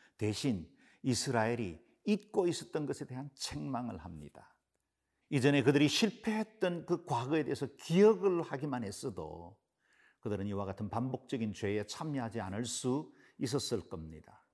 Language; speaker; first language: Korean; native; Korean